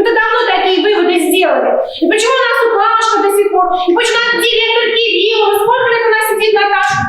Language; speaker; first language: Russian; native; Russian